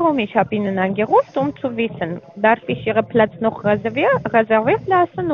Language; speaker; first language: German; non-native, learner; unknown